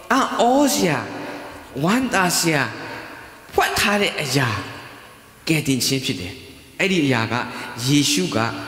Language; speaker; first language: Burmese; non-native, local second language; Kachin